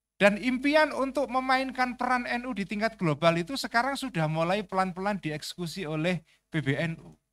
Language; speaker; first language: Indonesian; native; Indonesian